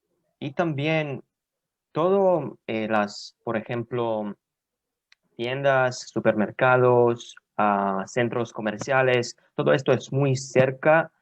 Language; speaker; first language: Spanish; non-native, learner; Hebrew